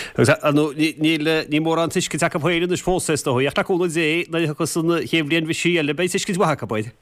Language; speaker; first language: Irish; native; Irish